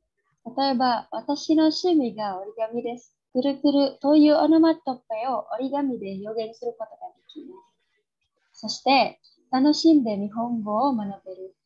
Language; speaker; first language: Japanese; non-native, fluent; Indonesian